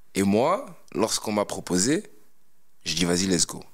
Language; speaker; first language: French; native; French